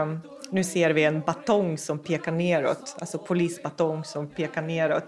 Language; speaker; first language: Swedish; non-native, fluent; Russian